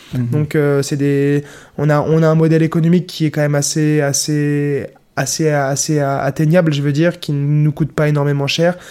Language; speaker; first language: French; native; French